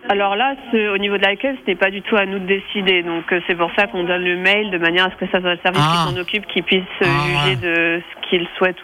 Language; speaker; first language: French; native; French